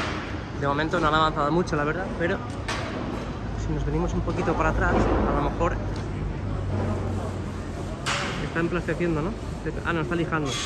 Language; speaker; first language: Spanish; native; Spanish